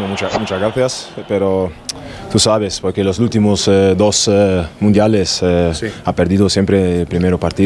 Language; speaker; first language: Spanish; non-native, learner; German